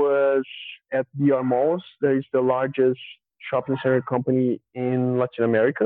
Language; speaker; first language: English; non-native, fluent; Portuguese